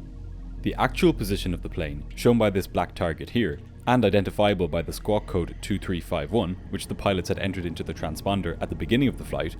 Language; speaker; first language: English; native; English